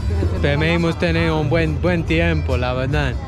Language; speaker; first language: Spanish; non-native, learner; English